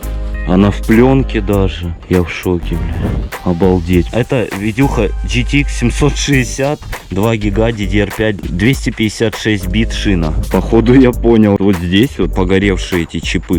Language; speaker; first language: Russian; native; Russian